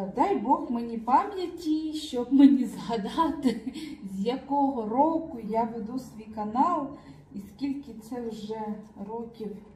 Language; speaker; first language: Ukrainian; native; Ukrainian